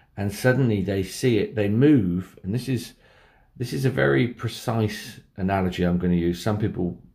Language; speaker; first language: English; native; English